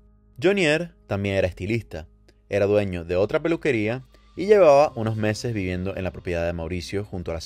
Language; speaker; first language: Spanish; native; Spanish